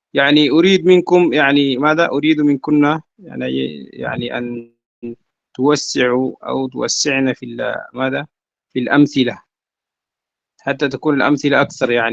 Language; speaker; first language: Arabic; non-native, fluent; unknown